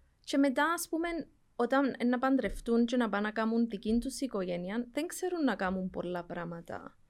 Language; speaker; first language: Greek; early bilingual, heritage; Greek